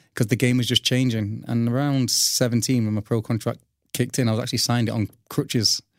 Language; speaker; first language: English; native; English